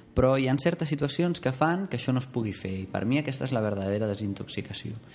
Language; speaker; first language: Catalan; non-native, local second language; Spanish